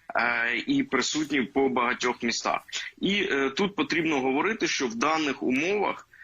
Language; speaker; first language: Ukrainian; native; Ukrainian